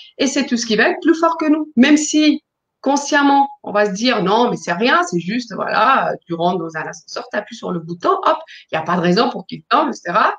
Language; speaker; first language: French; non-native, fluent; Spanish